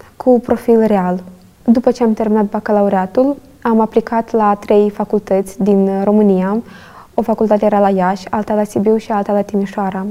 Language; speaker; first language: Romanian; native; Romanian